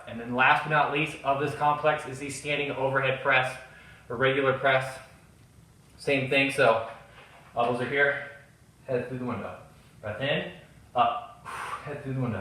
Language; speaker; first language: English; native; English